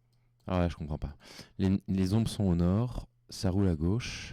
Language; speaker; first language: French; native; French